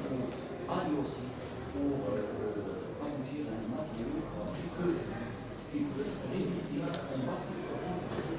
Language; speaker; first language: French; non-native, local second language; Arabic